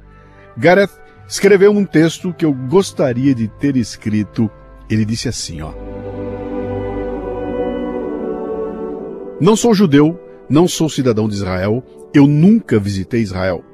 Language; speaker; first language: Portuguese; native; Portuguese